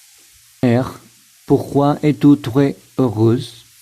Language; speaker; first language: French; non-native, learner; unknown